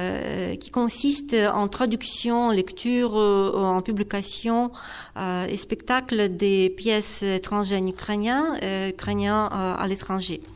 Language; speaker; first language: French; non-native, fluent; Ukrainian